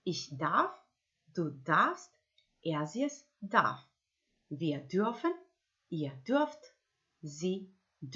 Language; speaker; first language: German; non-native, fluent; Macedonian